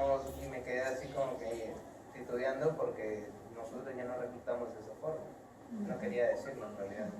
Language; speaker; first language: Spanish; native; Spanish